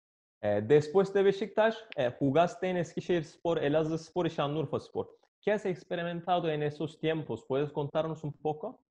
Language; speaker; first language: Spanish; non-native, fluent; Turkish